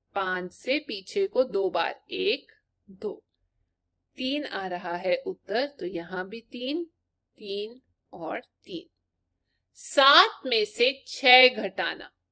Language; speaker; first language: Hindi; native; Hindi